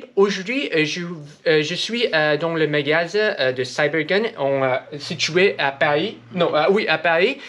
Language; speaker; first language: French; non-native, learner; English